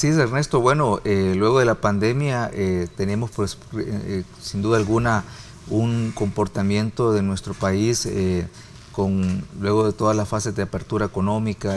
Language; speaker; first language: Spanish; native; Spanish